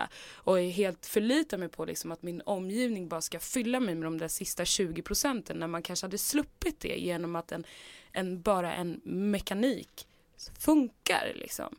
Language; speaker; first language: Swedish; native; Swedish